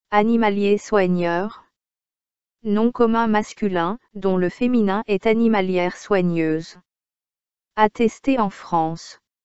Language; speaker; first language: French; native; French